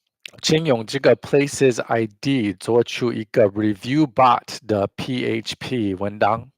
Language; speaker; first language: Chinese; non-native, fluent; English